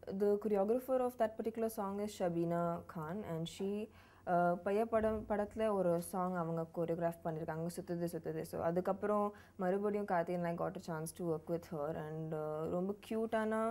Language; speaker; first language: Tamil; non-native, learner; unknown